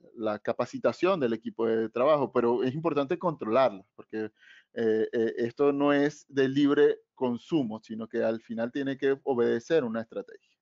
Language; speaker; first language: Spanish; native; Spanish